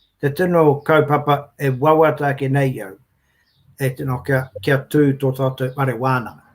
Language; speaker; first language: Māori; native; Māori